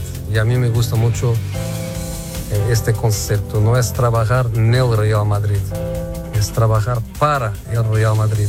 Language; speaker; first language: Spanish; non-native, fluent; Portuguese